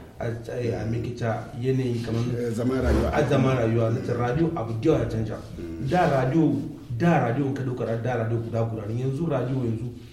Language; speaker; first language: Hausa; native; Hausa